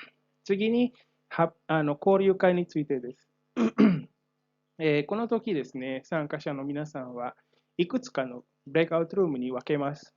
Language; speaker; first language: Japanese; non-native, fluent; Indonesian